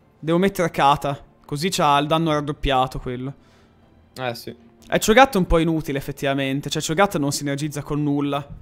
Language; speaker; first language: Italian; native; Italian